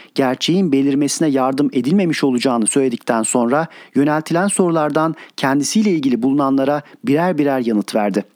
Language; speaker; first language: Turkish; native; Turkish